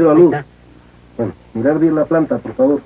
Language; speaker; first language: Spanish; native; Spanish